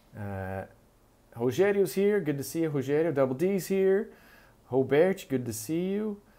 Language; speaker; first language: Portuguese; non-native, fluent; English